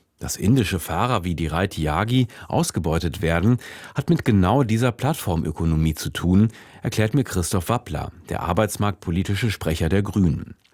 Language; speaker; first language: German; native; German